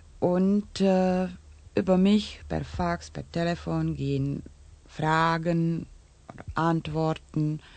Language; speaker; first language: German; non-native, learner; Czech